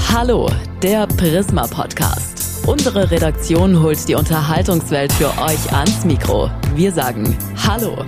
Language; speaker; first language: German; native; German